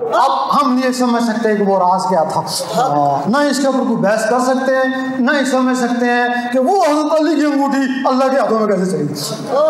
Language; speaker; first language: Urdu; non-native, local second language; Punjabi